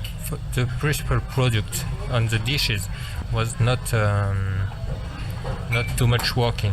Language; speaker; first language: English; non-native, learner; French